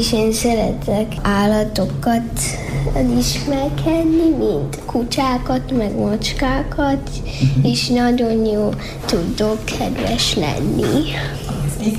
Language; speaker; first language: Hungarian; early bilingual, heritage; Hungarian